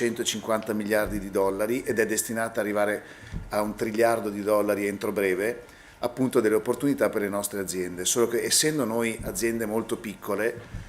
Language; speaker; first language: Italian; native; Italian